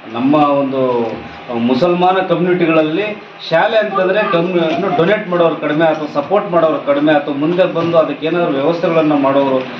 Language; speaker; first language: Kannada; native; Kannada